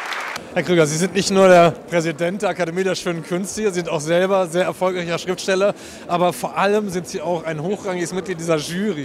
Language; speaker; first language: German; native; German